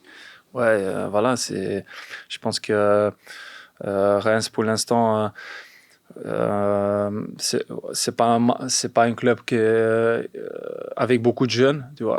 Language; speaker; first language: French; non-native, fluent; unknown